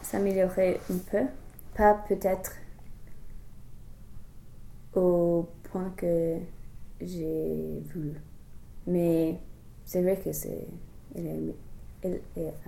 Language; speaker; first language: French; non-native, fluent; English